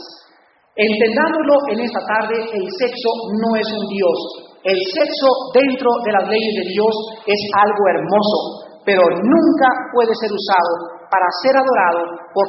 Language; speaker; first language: Spanish; native; Spanish